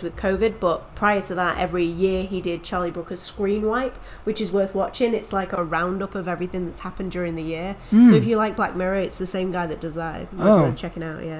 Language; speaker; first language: English; native; English